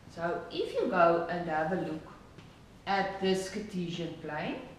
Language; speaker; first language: English; non-native, local second language; Afrikaans